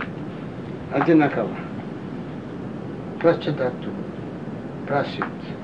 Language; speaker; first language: Russian; non-native, learner; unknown